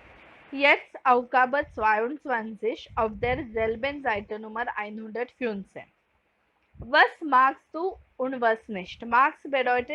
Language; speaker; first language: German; non-native, fluent; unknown